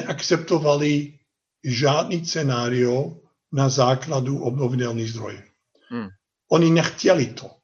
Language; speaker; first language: Czech; non-native, fluent; Dutch